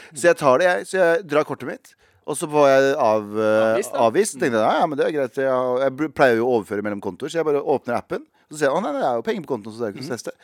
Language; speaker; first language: Norwegian; early bilingual, other home language; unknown